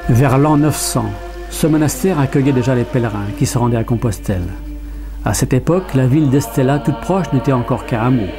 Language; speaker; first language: French; native; French